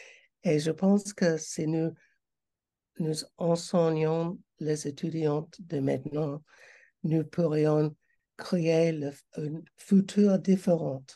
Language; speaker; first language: French; non-native, learner; English